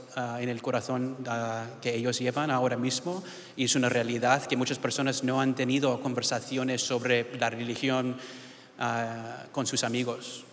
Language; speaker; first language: Spanish; early bilingual, heritage; English